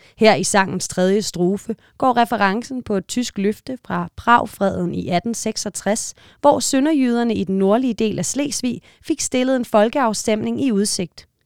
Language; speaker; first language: Danish; native; Danish